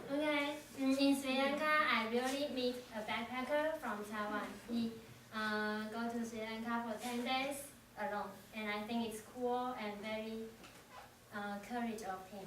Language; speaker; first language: English; non-native, learner; Chinese